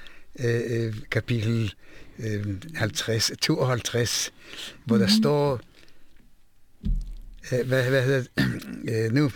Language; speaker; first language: Danish; non-native, fluent; Hebrew